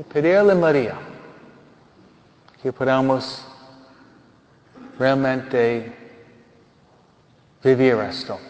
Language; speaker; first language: Spanish; non-native, fluent; English